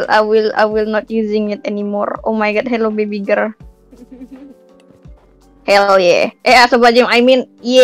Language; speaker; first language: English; non-native, learner; Indonesian